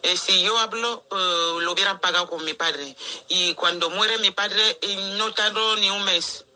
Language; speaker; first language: Spanish; non-native, local second language; Fang